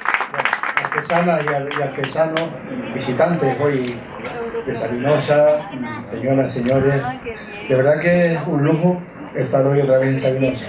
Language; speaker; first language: Spanish; native; Spanish